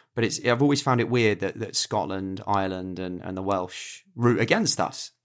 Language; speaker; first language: English; native; English